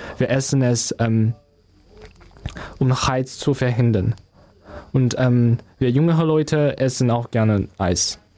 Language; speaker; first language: German; non-native, learner; Chinese